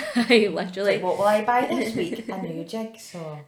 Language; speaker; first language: English; native; English